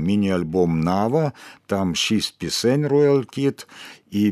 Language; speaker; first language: Ukrainian; native; Ukrainian